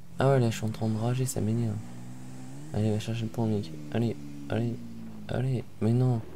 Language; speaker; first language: French; native; French